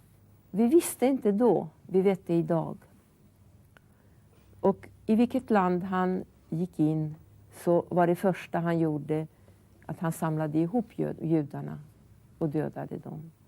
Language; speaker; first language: Swedish; non-native, fluent; Hungarian